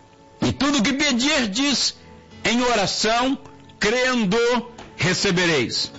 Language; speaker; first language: Portuguese; native; Portuguese